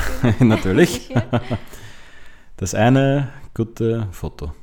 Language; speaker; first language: German; native; German